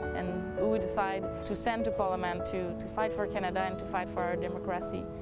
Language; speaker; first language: English; non-native, fluent; French